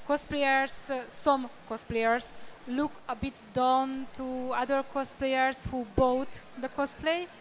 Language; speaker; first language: English; non-native, fluent; Hungarian